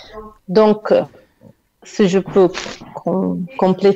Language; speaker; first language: French; non-native, fluent; Portuguese